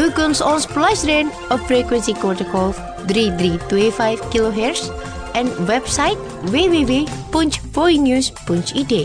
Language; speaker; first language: Dutch; non-native, learner; Indonesian